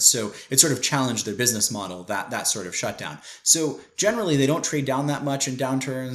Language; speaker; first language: English; native; English